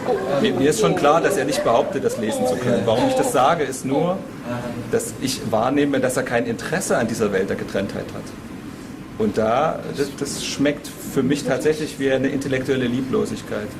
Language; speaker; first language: German; native; German